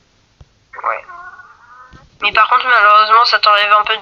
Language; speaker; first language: French; native; French